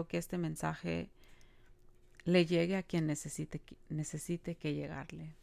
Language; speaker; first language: Spanish; early bilingual, other home language; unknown